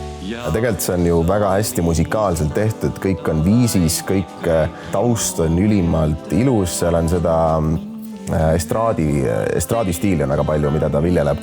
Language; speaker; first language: Estonian; native; Estonian